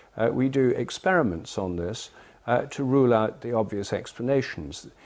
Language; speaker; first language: English; native; English